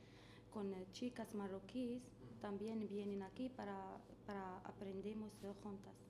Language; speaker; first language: Spanish; non-native, learner; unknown